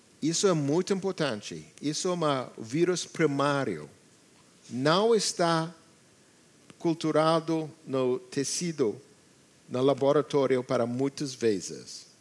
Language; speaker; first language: Portuguese; non-native, learner; English